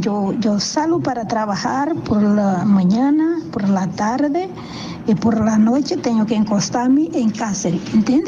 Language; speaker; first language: Spanish; non-native, learner; Portuguese